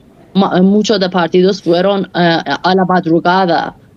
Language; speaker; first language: Spanish; non-native, fluent; Persian